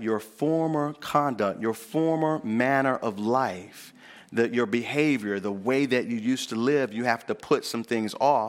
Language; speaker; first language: English; native; English